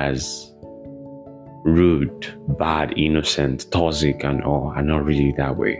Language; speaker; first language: English; non-native, local second language; Yoruba